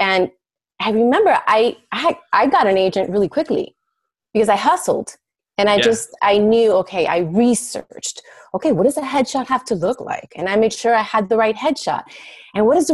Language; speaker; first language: English; early bilingual, other home language; Spanish